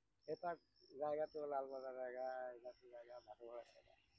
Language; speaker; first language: Hindi; non-native, local second language; Bangla